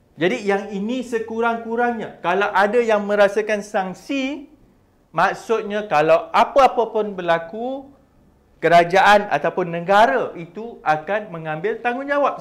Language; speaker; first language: Malay; native; Malay